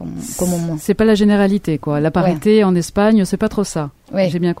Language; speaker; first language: French; native; French